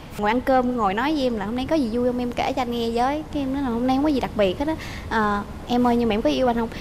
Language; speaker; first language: Vietnamese; native; Vietnamese